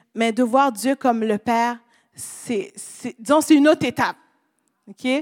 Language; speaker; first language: French; non-native, local second language; Haitian Creole